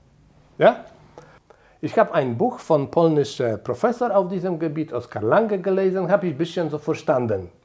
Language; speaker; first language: German; non-native, fluent; Polish